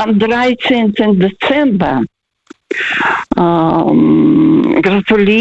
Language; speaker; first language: German; non-native, learner; Russian